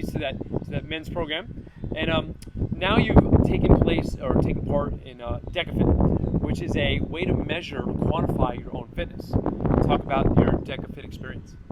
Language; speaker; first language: English; native; English